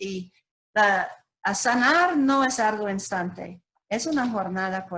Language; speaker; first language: Spanish; non-native, learner; English